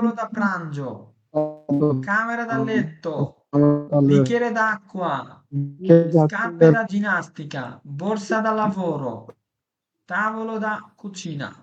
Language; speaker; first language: Italian; non-native, fluent; Bangla